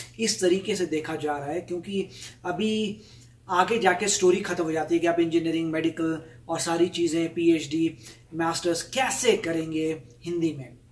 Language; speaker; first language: Hindi; native; Hindi